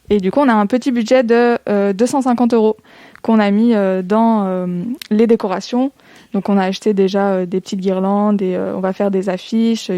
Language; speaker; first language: French; native; French